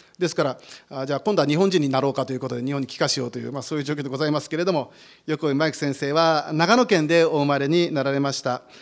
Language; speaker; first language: Japanese; native; Japanese